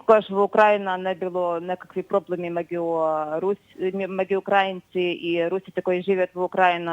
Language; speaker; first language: Macedonian; non-native, fluent; Ukrainian